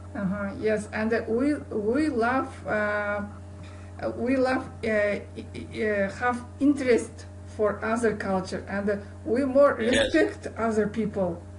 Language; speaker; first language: English; non-native, learner; Kazakh